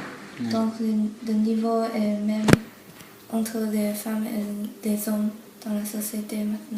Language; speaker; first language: French; non-native, learner; Chinese